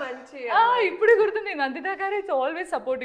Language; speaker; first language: Telugu; non-native, learner; Malayalam